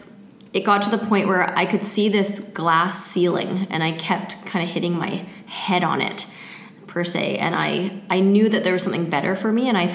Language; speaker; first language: English; native; English